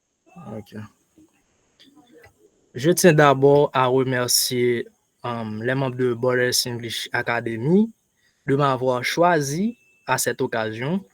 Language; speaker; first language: French; non-native, local second language; Haitian Creole